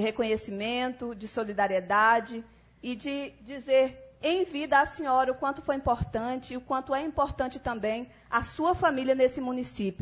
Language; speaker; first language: Portuguese; native; Portuguese